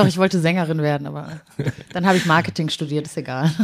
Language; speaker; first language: German; native; German